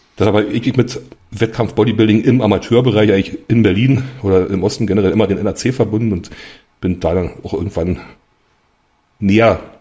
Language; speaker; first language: German; native; German